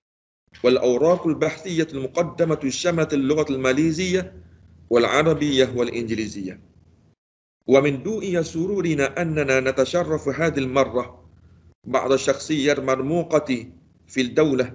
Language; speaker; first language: Arabic; non-native, fluent; Malay